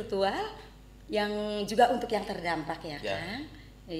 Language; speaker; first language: Indonesian; native; Indonesian